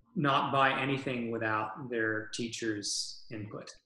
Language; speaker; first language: English; native; English